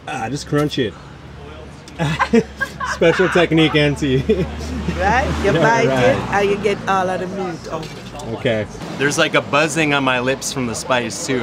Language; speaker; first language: English; native; English